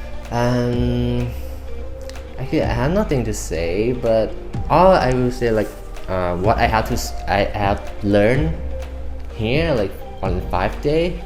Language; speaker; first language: English; non-native, learner; Thai